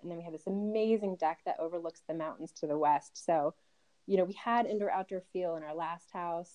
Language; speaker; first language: English; native; English